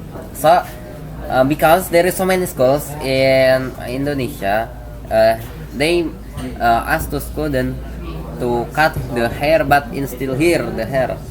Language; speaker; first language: English; non-native, learner; Indonesian